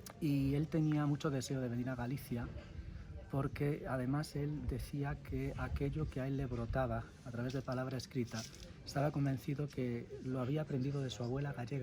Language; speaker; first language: Spanish; native; Spanish